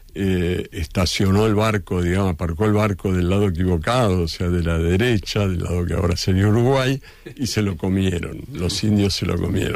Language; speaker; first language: Spanish; native; Spanish